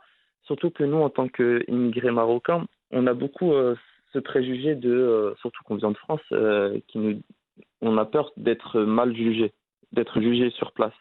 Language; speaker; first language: French; early bilingual, other home language; Arabic